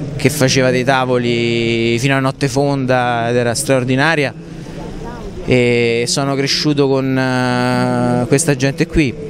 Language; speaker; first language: Italian; native; Italian